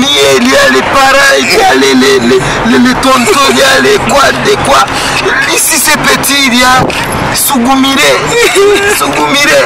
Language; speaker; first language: French; non-native, learner; Rundi